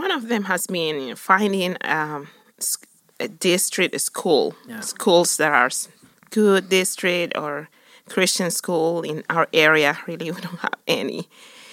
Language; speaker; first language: English; non-native, fluent; Spanish